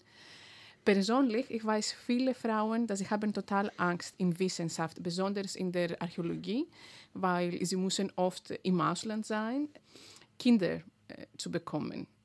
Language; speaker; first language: German; non-native, fluent; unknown